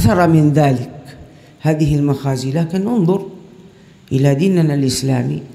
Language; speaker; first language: Arabic; native; Arabic